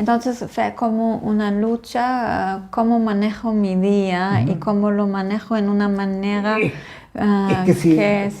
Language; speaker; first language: Spanish; non-native, fluent; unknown